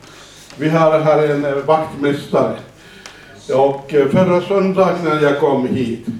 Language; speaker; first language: Swedish; non-native, fluent; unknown